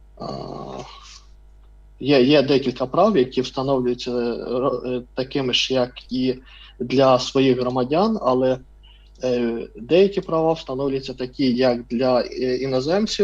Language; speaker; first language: Ukrainian; non-native, fluent; Russian